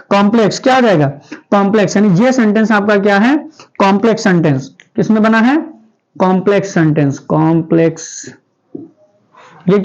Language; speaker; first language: Hindi; native; Hindi